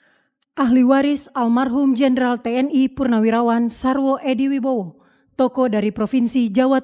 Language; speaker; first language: Indonesian; native; Indonesian